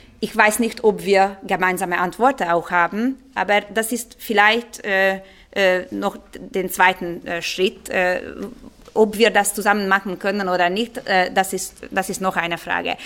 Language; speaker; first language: German; non-native, fluent; Hungarian